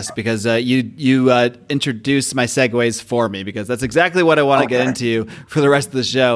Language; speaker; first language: English; native; English